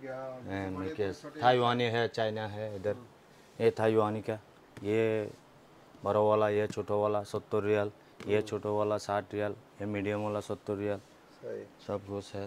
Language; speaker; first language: Hindi; non-native, learner; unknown